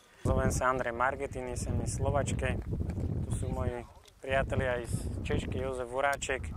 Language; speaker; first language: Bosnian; non-native, learner; Slovak